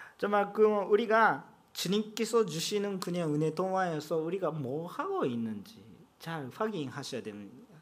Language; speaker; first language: Korean; non-native, fluent; Japanese